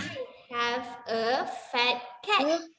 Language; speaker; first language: English; non-native, local second language; Malay